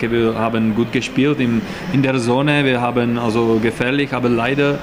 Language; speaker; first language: German; non-native, learner; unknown